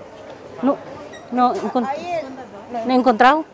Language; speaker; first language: Spanish; non-native, learner; Filipino